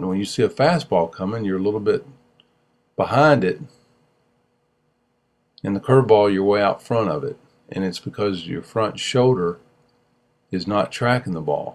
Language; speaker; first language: English; native; English